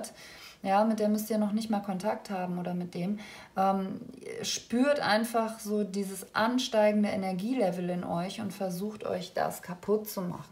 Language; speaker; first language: German; native; German